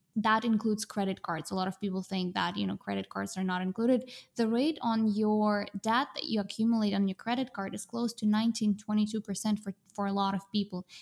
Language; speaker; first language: English; non-native, fluent; Russian